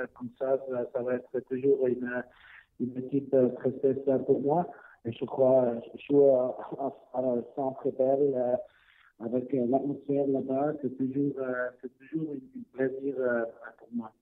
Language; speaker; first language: French; non-native, learner; Swiss German